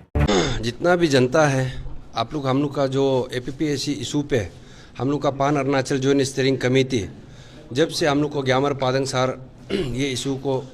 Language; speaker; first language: Hindi; non-native, local second language; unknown